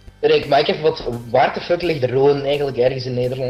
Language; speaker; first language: Dutch; native; Dutch